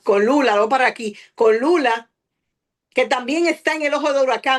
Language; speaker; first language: Spanish; native; Spanish